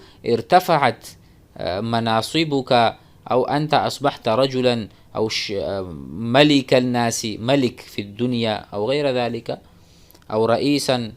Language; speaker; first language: Arabic; non-native, fluent; Urdu